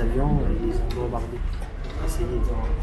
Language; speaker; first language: French; non-native, fluent; Central Kurdish